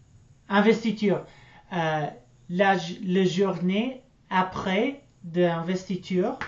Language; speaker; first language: French; non-native, learner; English